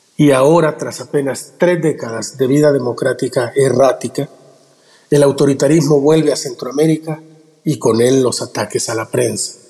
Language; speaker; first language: Spanish; native; Spanish